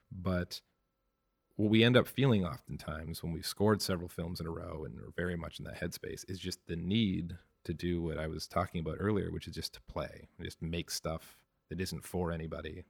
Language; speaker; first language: English; native; English